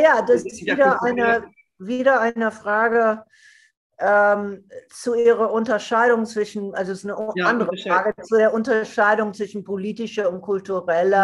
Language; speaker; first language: German; non-native, fluent; English